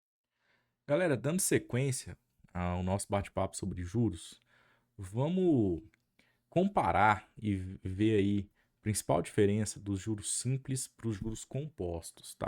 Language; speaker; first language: Portuguese; native; Portuguese